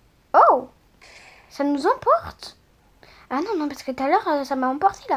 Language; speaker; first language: French; native; French